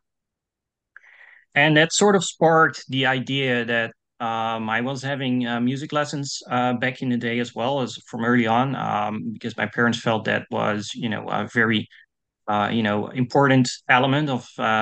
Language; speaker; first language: English; non-native, fluent; Dutch